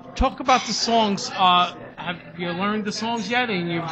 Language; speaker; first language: English; early bilingual, other home language; Italian